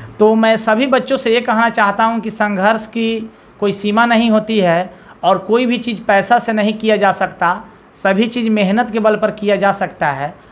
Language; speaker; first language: Hindi; native; Hindi